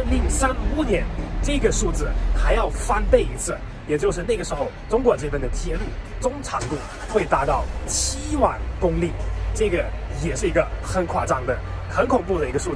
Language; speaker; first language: Chinese; non-native, fluent; German